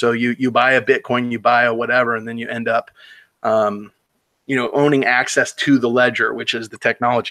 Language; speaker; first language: English; native; English